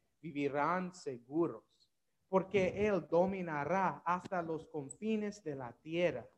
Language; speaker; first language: Spanish; non-native, learner; English